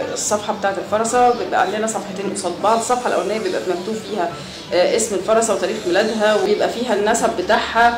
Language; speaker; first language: Arabic; native; Arabic